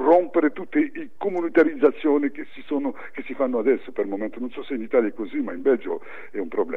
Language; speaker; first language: Italian; early bilingual, heritage; French